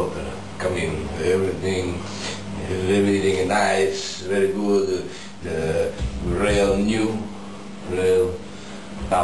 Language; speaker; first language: English; non-native, learner; Polish